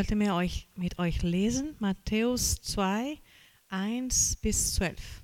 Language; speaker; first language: German; non-native, fluent; Portuguese